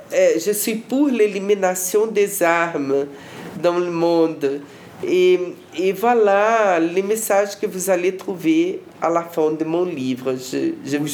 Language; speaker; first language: French; non-native, fluent; Portuguese